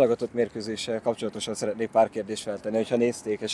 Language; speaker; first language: Hungarian; native; Hungarian